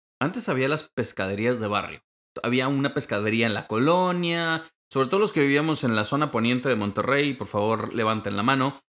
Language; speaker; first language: Spanish; native; Spanish